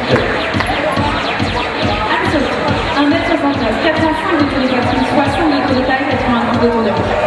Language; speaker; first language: French; native; French